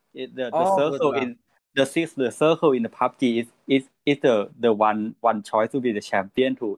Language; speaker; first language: English; non-native, learner; Thai